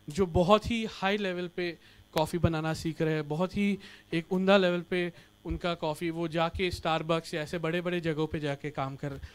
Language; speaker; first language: Hindi; non-native, local second language; Marathi